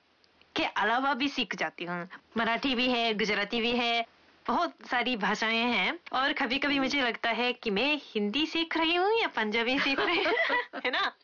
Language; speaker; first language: Hindi; non-native, fluent; Japanese